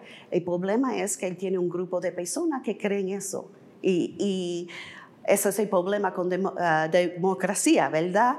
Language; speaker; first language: Spanish; early bilingual, heritage; English